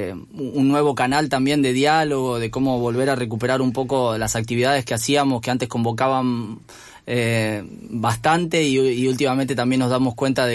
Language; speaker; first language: Spanish; native; Spanish